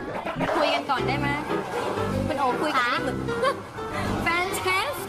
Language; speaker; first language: Thai; native; Thai